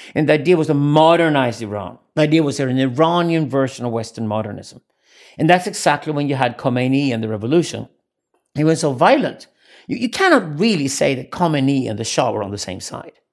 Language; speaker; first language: English; non-native, fluent; Swedish